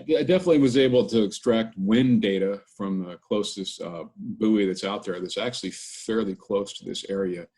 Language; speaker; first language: English; native; English